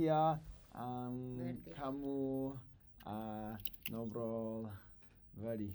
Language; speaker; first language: Indonesian; non-native, learner; English